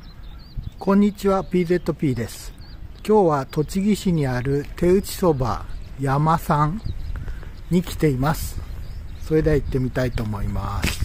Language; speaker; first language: Japanese; native; Japanese